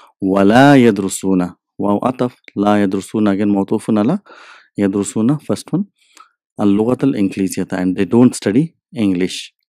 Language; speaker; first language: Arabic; non-native, fluent; English